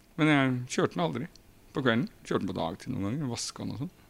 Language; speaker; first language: Norwegian; native; Norwegian